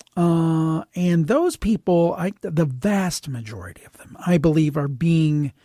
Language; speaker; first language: English; native; English